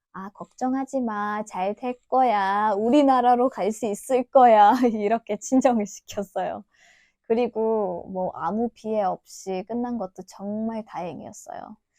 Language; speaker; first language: Korean; non-native, fluent; Turkish